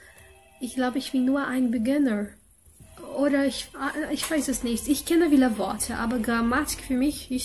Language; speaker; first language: German; non-native, learner; Portuguese